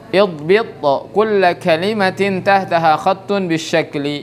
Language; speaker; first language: Arabic; non-native, fluent; Indonesian